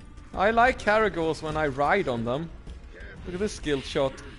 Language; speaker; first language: English; native; English